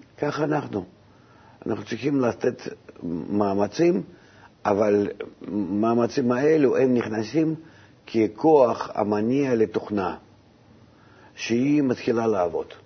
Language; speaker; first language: Hebrew; non-native, fluent; Russian